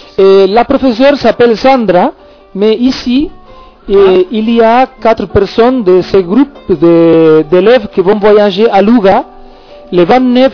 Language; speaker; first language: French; non-native, fluent; Spanish